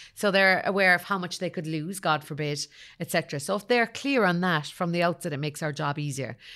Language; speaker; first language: English; native; English